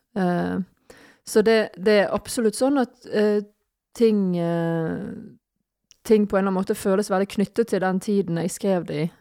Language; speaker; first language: Norwegian; native; Norwegian